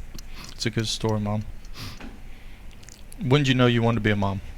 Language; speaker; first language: English; native; English